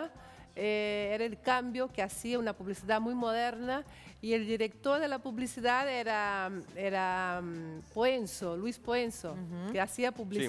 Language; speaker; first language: Spanish; non-native, fluent; Portuguese